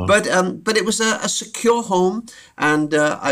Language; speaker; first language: English; native; English